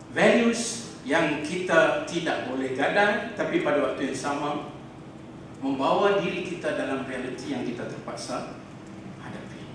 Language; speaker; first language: Malay; native; Malay